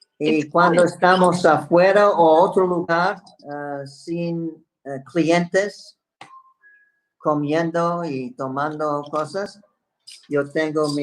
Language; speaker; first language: Spanish; non-native, fluent; English